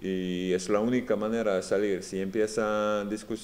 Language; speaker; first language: Spanish; non-native, fluent; Serbian